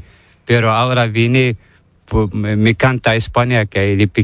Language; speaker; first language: Spanish; non-native, learner; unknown